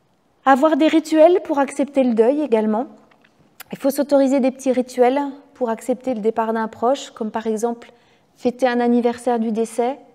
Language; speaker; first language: French; native; French